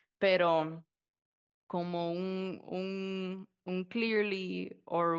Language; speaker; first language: Spanish; early bilingual, heritage; Spanish